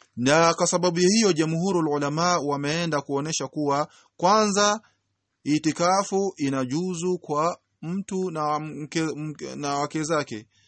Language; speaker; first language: Swahili; native; Swahili